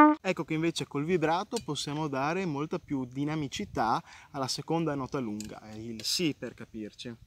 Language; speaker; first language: Italian; native; Italian